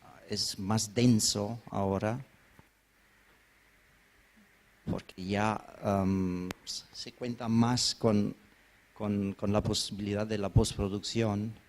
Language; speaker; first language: Spanish; non-native, fluent; German